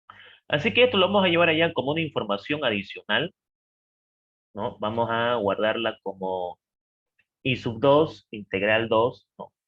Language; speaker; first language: Spanish; native; Spanish